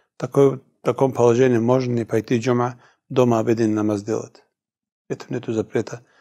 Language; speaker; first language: Russian; non-native, local second language; Avaric